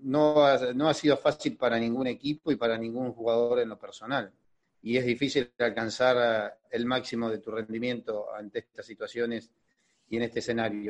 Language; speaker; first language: Spanish; native; Spanish